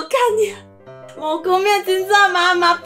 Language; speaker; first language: Korean; non-native, learner; Cantonese